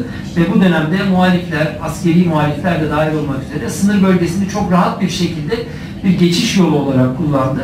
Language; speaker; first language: Turkish; native; Turkish